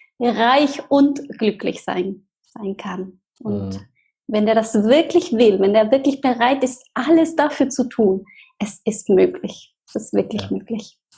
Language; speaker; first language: German; non-native, fluent; Spanish